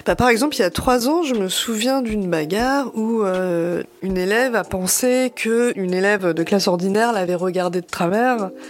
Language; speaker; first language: French; native; French